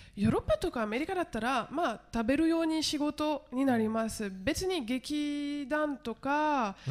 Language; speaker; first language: Japanese; non-native, fluent; French